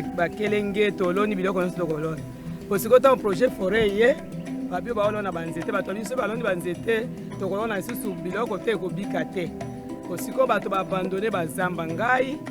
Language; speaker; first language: Lingala; native; Lingala